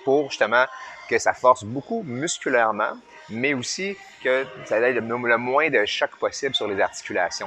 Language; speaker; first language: French; native; French